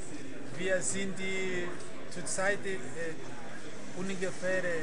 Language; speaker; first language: German; non-native, learner; Portuguese